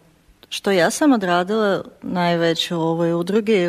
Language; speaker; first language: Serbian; non-native, fluent; Ukrainian